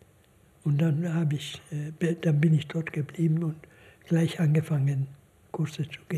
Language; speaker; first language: German; non-native, fluent; Hungarian